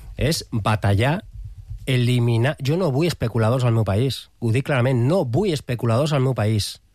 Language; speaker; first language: Catalan; non-native, local second language; Spanish